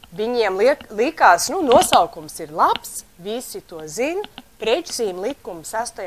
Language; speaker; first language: Latvian; early bilingual, heritage; Latvian